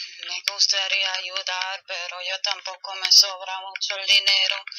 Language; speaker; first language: Spanish; non-native, learner; German